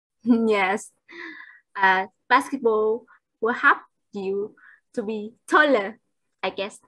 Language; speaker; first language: English; non-native, fluent; Vietnamese